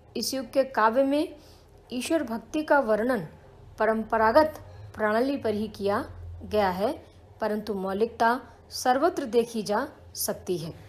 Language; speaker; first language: Hindi; native; Hindi